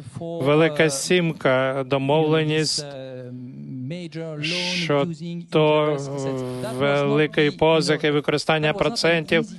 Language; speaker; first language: Ukrainian; non-native, fluent; French